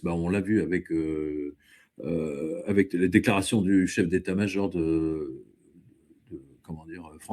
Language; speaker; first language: French; native; French